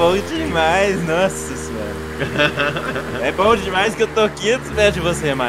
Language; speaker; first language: Portuguese; native; Portuguese